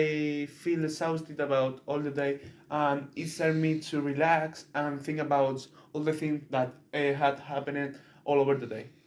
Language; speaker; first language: English; non-native, learner; Spanish